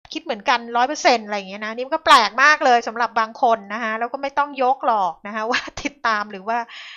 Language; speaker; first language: Thai; native; Thai